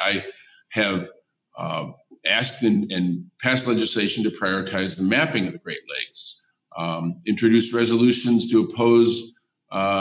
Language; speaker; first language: English; native; English